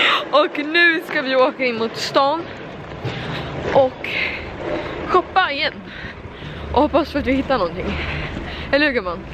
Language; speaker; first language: Swedish; native; Swedish